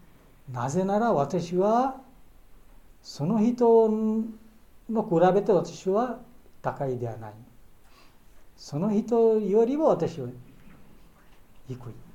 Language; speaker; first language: Japanese; non-native, learner; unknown